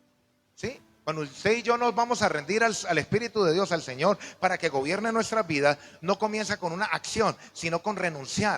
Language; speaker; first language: Spanish; native; Spanish